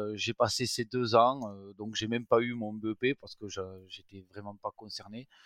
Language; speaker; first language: French; native; French